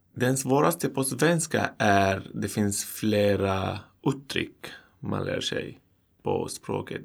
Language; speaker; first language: Swedish; non-native, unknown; Arabic